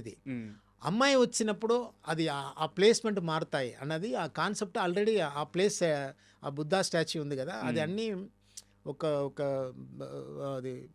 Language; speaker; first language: Telugu; non-native, fluent; Tamil